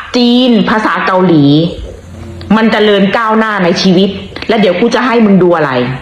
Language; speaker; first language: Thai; native; Thai